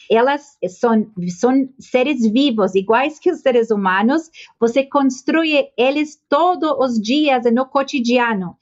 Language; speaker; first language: Portuguese; non-native, fluent; Spanish